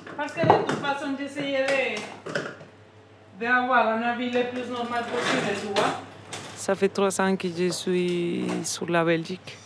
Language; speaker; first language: French; non-native, learner; Spanish